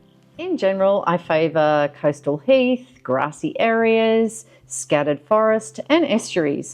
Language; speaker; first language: English; native; English